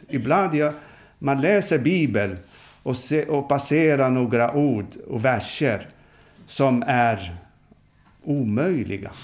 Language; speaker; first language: Swedish; non-native, fluent; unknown